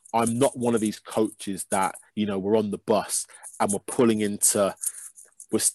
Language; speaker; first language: English; native; English